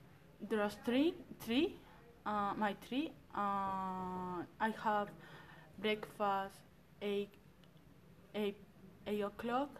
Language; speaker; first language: English; non-native, learner; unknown